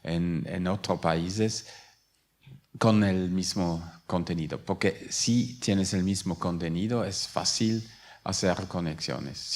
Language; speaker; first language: Spanish; non-native, fluent; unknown